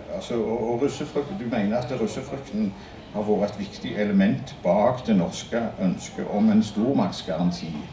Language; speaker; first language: Norwegian; native; Norwegian